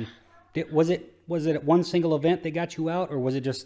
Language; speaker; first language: English; native; English